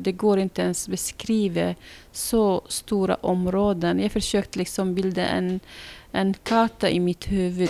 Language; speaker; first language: Swedish; non-native, fluent; Arabic